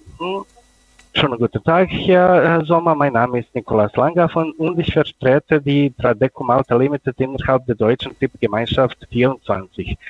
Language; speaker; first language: German; non-native, learner; Russian